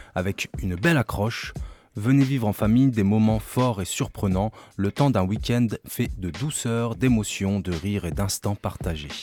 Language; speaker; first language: French; native; French